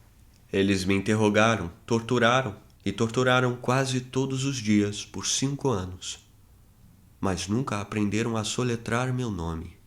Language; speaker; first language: Portuguese; native; Portuguese